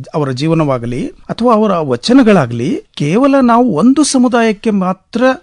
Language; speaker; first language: Kannada; native; Kannada